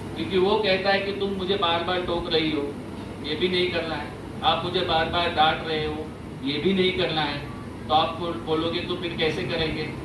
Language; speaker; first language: Hindi; non-native, local second language; Marathi